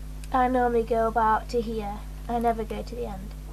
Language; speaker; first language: English; native; English